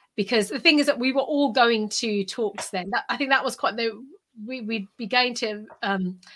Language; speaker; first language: English; early bilingual, other home language; Urdu